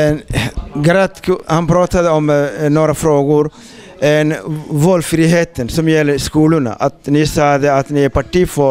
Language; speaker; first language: Swedish; non-native, fluent; Somali